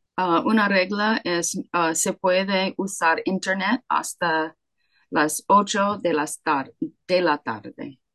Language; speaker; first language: Spanish; non-native, fluent; Russian